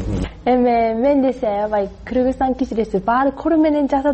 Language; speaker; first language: Kyrgyz; non-native, learner; Japanese